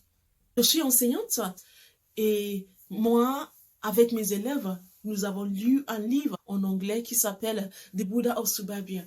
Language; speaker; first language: French; non-native, fluent; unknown